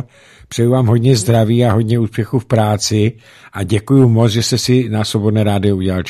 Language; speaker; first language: Czech; native; Czech